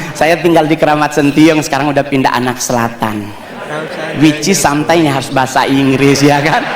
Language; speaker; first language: Indonesian; native; Indonesian